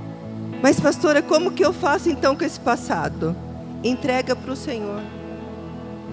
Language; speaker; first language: Portuguese; native; Portuguese